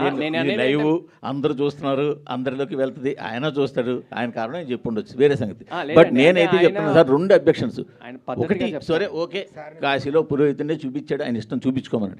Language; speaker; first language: Telugu; native; Telugu